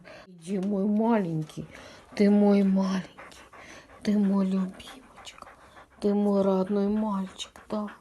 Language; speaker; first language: Russian; native; Russian